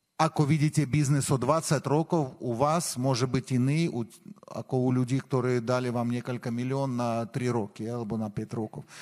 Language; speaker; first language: Slovak; non-native, fluent; Armenian